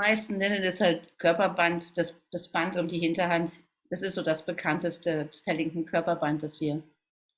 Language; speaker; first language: German; native; German